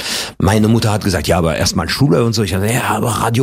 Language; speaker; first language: German; non-native, fluent; French